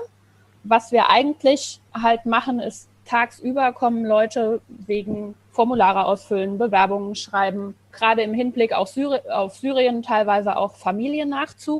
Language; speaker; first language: German; native; German